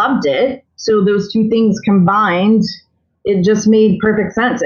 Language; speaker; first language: English; native; English